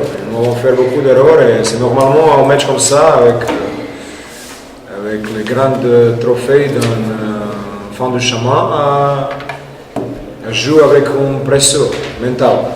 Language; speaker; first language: French; non-native, fluent; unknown